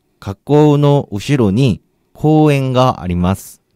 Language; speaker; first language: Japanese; non-native, learner; Korean